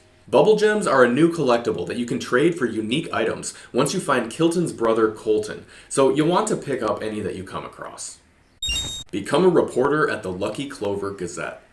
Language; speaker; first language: English; native; English